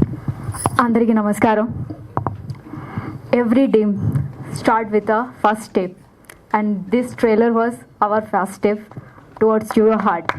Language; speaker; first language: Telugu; non-native, learner; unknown